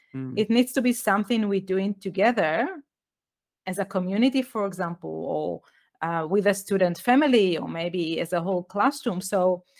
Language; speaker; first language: English; non-native, fluent; Hebrew